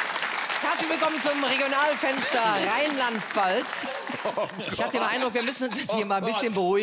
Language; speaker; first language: German; native; German